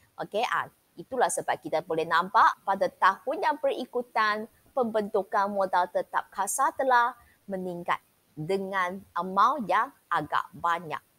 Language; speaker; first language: Malay; non-native, local second language; Chinese